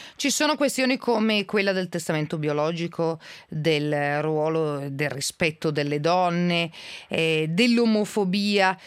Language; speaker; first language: Italian; native; Italian